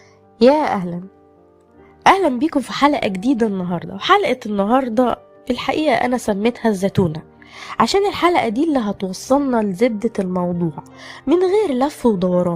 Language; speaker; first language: Arabic; native; Arabic